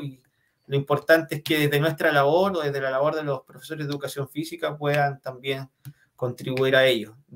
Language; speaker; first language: Spanish; native; Spanish